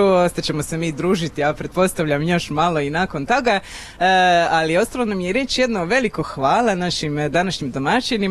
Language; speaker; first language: Croatian; native; Croatian